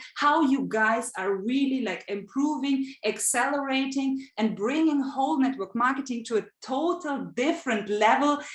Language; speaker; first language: English; non-native, fluent; German